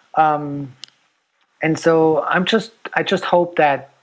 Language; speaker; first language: English; non-native, fluent; German